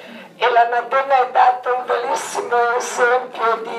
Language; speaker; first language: Italian; non-native, learner; Croatian